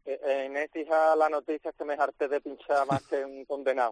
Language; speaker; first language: Spanish; native; Spanish